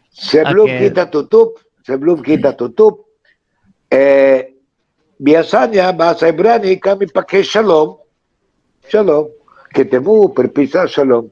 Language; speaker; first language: Indonesian; non-native, fluent; Hebrew